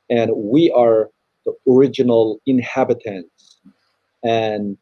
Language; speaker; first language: English; non-native, fluent; Chinese